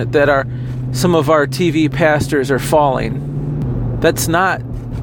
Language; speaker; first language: English; native; English